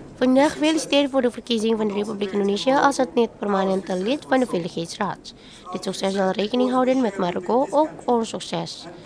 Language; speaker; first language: Dutch; non-native, fluent; Indonesian